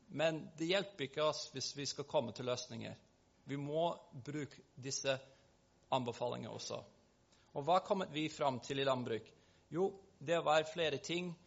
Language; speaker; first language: Norwegian; non-native, fluent; English